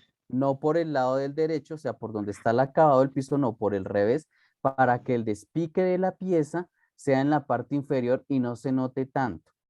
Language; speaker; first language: Spanish; native; Spanish